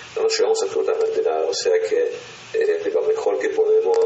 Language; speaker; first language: Spanish; native; Spanish